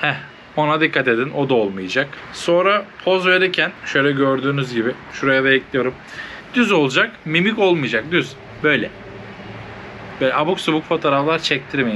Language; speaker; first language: Turkish; native; Turkish